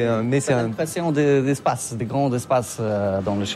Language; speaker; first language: French; non-native, learner; Polish